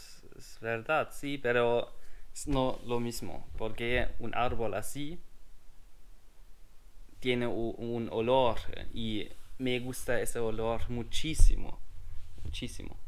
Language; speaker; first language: Spanish; non-native, learner; German